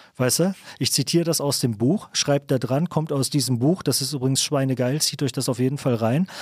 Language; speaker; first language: German; native; German